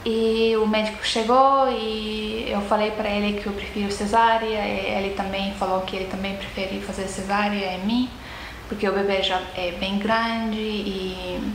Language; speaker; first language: Portuguese; non-native, fluent; Estonian